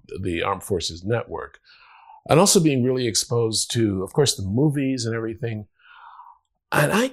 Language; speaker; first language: English; non-native, fluent; Spanish